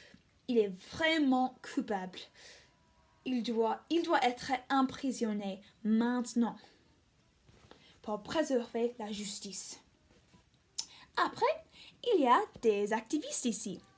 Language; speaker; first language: French; non-native, learner; English